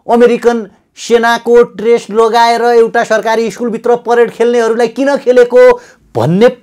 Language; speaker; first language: Nepali; native; Nepali